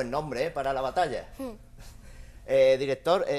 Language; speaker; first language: Spanish; native; Spanish